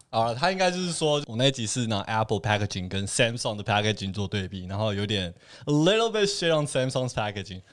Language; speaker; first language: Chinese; early bilingual, heritage; Chinese